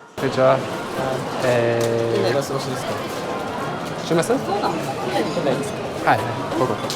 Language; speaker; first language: Japanese; non-native, learner; English